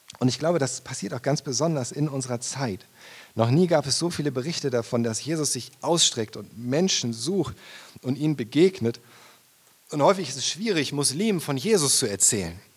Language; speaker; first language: German; native; German